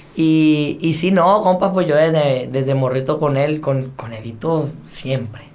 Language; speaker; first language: Spanish; native; Spanish